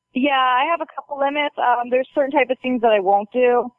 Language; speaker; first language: English; native; English